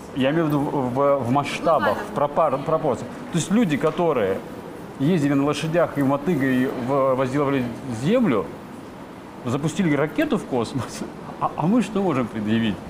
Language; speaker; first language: Russian; native; Russian